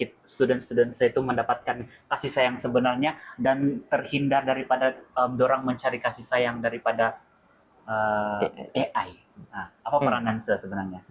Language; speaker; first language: Malay; native; Malay